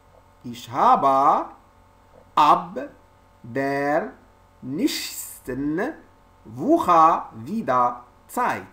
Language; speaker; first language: German; non-native, learner; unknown